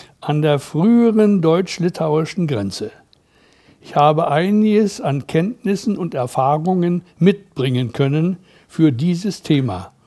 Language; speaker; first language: German; native; German